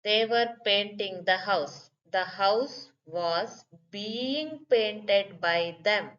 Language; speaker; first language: English; non-native, local second language; Kannada